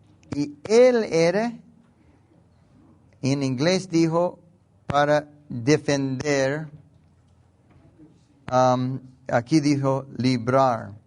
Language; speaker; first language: Spanish; non-native, learner; English